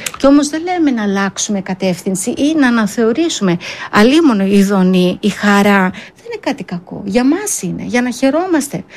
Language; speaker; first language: Greek; early bilingual, heritage; Greek